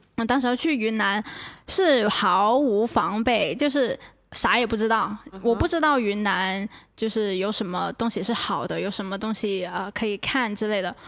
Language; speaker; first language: Chinese; non-native, local second language; Cantonese